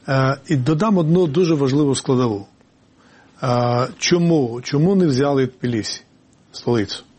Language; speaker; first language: Ukrainian; non-native, fluent; Georgian